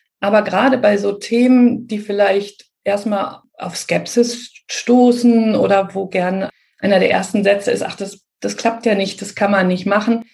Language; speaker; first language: German; native; German